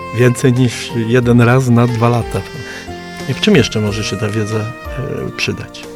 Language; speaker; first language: Polish; native; Polish